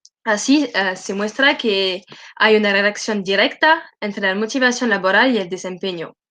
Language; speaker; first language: Spanish; non-native, learner; French